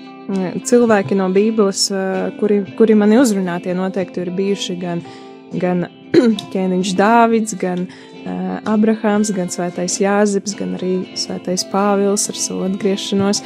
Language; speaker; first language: Latvian; native; Latvian